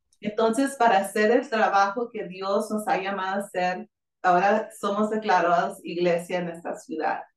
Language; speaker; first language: Spanish; early bilingual, heritage; Spanish